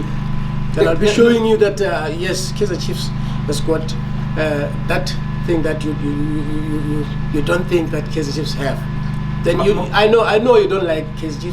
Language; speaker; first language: English; non-native, local second language; Northern Sotho